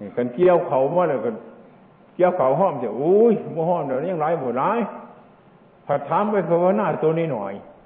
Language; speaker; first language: Thai; non-native, local second language; Northeastern Thai